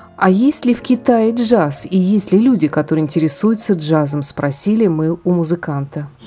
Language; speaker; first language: Russian; native; Russian